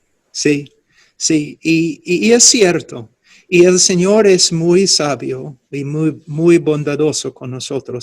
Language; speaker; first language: Spanish; non-native, fluent; English